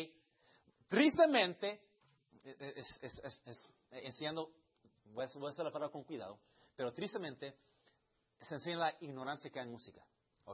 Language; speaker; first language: Spanish; early bilingual, heritage; Spanish